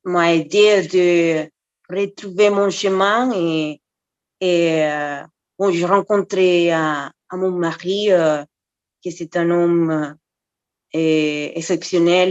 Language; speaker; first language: French; non-native, fluent; Spanish